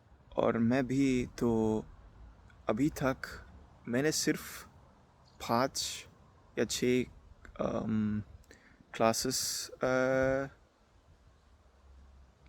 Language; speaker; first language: Hindi; non-native, learner; Dutch